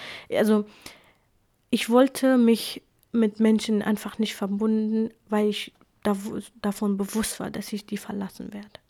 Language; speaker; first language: German; non-native, fluent; Kurdish